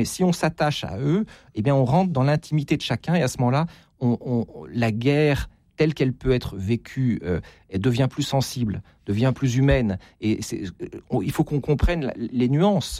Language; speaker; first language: French; native; French